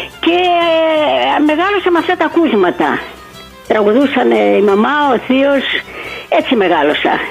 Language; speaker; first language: Greek; native; Greek